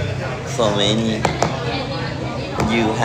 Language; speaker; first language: English; non-native, learner; Thai